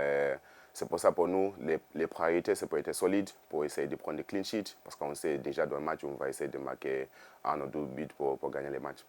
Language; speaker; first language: French; non-native, fluent; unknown